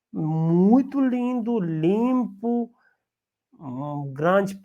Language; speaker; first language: Portuguese; non-native, learner; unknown